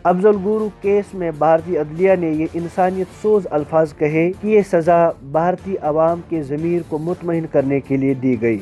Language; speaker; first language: Urdu; non-native, local second language; Kashmiri